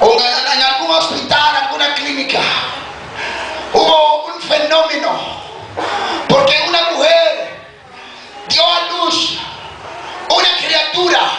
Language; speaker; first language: Spanish; native; Spanish